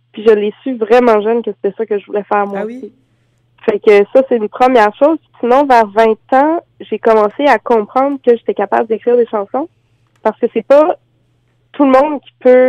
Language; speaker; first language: French; native; French